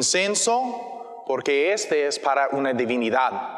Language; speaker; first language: Spanish; non-native, learner; English